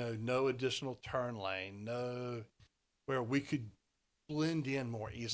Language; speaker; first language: English; native; English